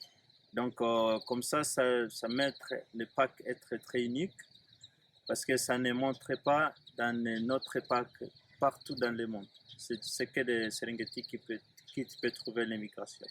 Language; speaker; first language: French; non-native, learner; Swahili